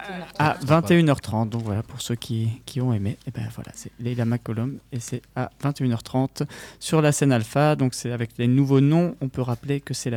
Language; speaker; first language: French; native; French